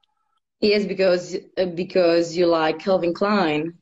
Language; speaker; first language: English; non-native, fluent; Polish